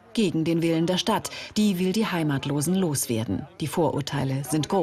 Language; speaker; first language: German; native; German